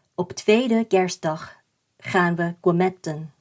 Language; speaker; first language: Dutch; non-native, fluent; Thai